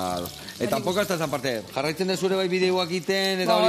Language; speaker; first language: Basque; native; Basque